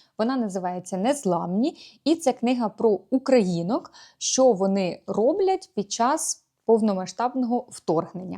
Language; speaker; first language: Ukrainian; native; Ukrainian